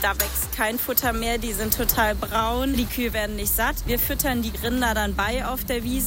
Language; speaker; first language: German; native; German